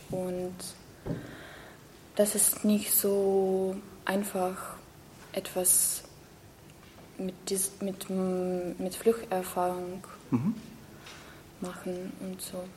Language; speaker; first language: German; non-native, learner; Ukrainian